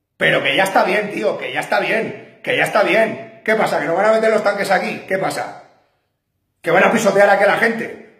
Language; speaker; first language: Spanish; native; Spanish